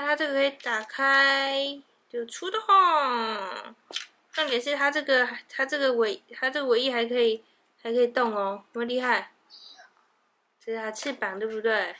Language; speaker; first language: Chinese; native; Chinese